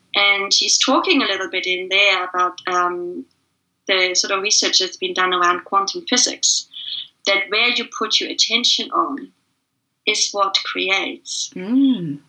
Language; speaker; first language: English; non-native, fluent; German